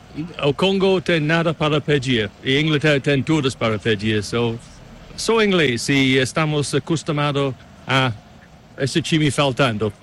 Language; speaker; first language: Portuguese; non-native, learner; English